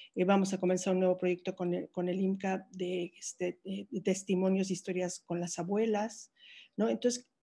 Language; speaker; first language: Spanish; native; Spanish